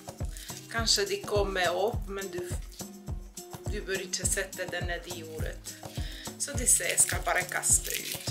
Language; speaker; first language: Norwegian; non-native, fluent; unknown